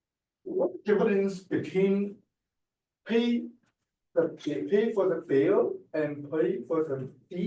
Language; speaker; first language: English; non-native, learner; Chinese